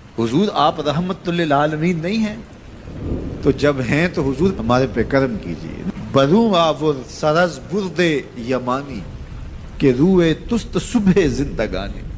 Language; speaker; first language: Urdu; non-native, local second language; Punjabi